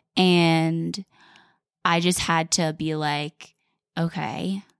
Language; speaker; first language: English; native; English